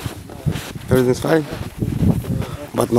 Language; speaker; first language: English; non-native, learner; Russian